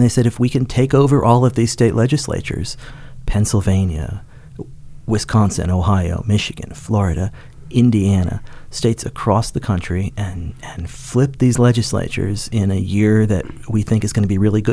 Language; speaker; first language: English; native; English